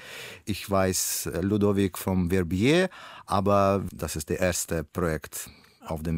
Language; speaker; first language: German; non-native, learner; Russian